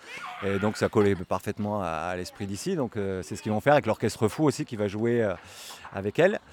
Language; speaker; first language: French; native; French